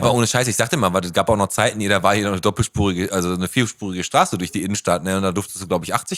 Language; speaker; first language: German; native; German